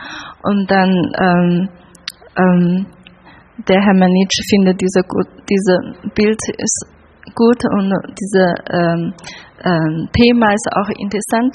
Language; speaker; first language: German; non-native, learner; Chinese